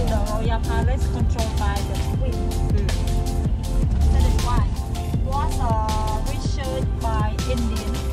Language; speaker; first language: English; non-native, learner; Khmer